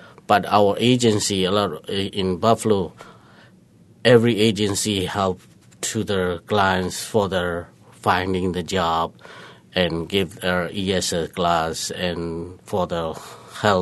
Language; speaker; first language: English; non-native, learner; Burmese